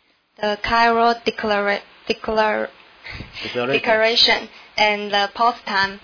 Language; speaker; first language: English; non-native, learner; Min Nan Chinese